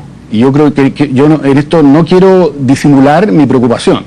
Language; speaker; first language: Spanish; native; Spanish